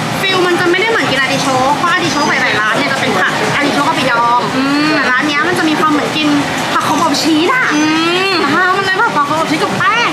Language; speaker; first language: Thai; native; Thai